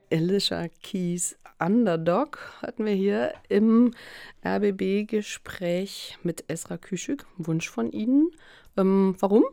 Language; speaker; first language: German; native; German